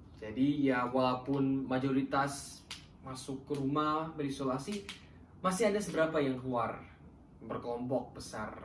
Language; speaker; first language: Indonesian; early bilingual, other home language; German